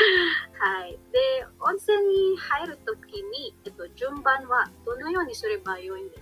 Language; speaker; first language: Japanese; non-native, learner; Filipino